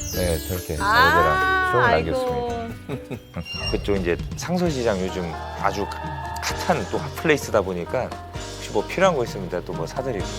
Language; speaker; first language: Korean; native; Korean